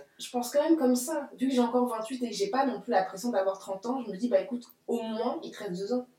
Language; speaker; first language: French; native; French